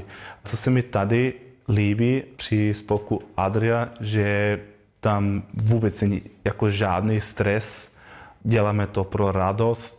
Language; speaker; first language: Czech; non-native, fluent; German